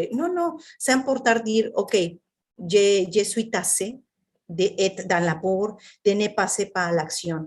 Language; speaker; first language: French; non-native, fluent; Spanish